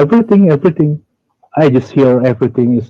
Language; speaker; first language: English; non-native, learner; Indonesian